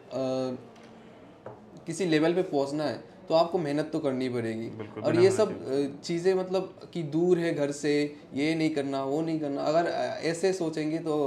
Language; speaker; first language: Hindi; non-native, local second language; Assamese